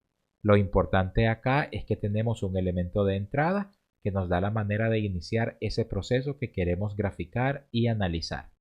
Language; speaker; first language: Spanish; native; Spanish